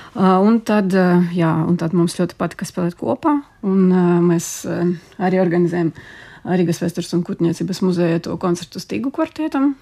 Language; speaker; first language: Latvian; non-native, local second language; Russian